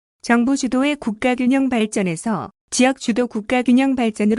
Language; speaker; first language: Korean; native; Korean